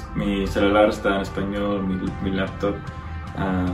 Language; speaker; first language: Spanish; non-native, fluent; English